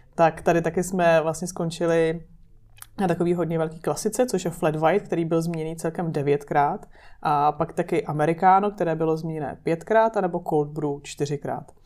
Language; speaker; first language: Czech; native; Czech